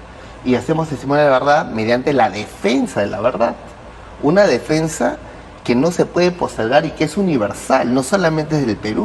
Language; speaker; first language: Spanish; native; Spanish